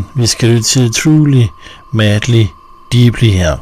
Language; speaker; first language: Danish; native; Danish